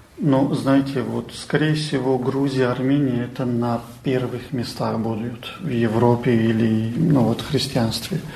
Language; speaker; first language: Russian; non-native, local second language; Armenian